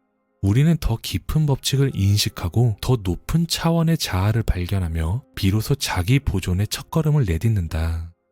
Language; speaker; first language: Korean; native; Korean